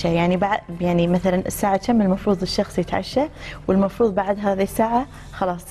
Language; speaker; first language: Arabic; native; Arabic